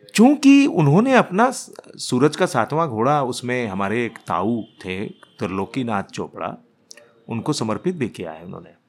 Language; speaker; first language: Hindi; native; Hindi